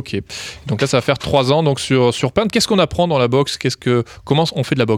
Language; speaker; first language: French; native; French